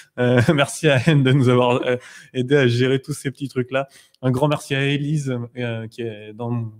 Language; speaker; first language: French; native; French